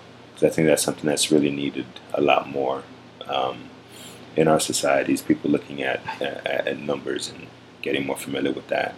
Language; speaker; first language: English; native; English